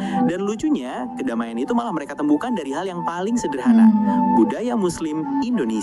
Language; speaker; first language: Indonesian; native; Indonesian